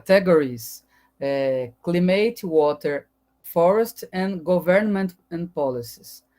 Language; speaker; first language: English; non-native, learner; Portuguese